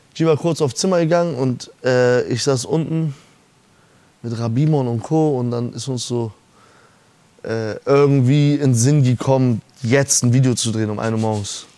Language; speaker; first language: German; early bilingual, other home language; Persian